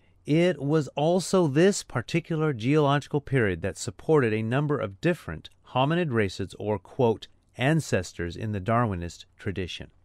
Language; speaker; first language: English; native; English